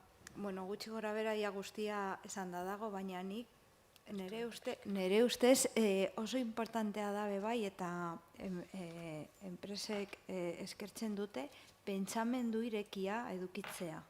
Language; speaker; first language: Basque; non-native, local second language; Spanish